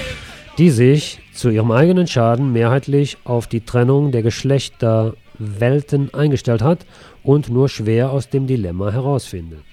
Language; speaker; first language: German; native; German